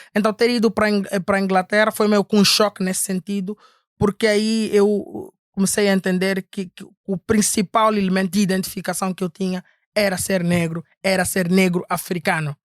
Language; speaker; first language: Portuguese; native; Portuguese